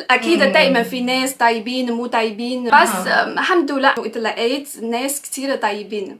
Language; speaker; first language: Arabic; non-native, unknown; Chinese